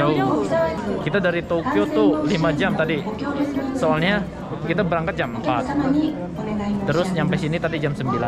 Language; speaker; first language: Indonesian; native; Indonesian